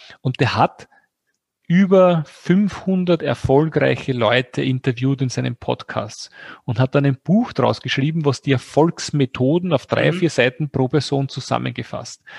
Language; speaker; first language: German; native; German